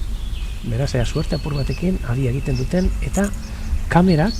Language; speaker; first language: Basque; native; Basque